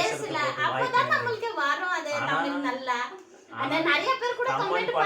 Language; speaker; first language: Tamil; non-native, local second language; Odia